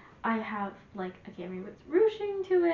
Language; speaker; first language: English; native; English